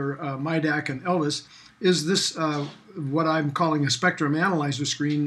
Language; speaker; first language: English; native; English